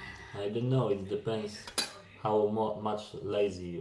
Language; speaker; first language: English; non-native, learner; Polish